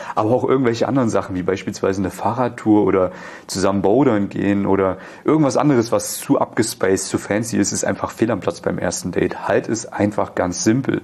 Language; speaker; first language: German; native; German